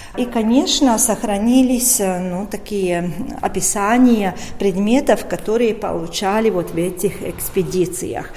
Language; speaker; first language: Russian; non-native, local second language; Latvian